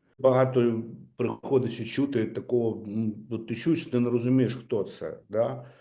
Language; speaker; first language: Ukrainian; native; Ukrainian